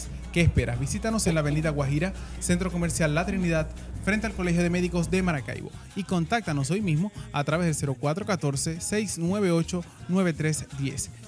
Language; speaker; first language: Spanish; native; Spanish